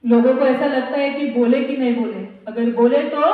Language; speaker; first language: Hindi; non-native, local second language; Marathi